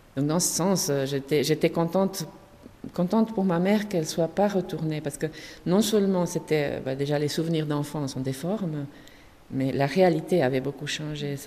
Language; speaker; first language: French; non-native, fluent; Spanish